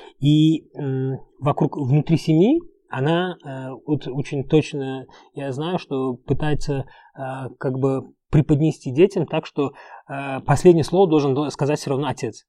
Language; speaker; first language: Russian; non-native, local second language; Uzbek